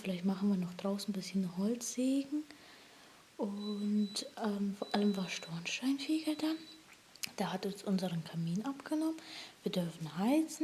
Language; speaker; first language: German; native; German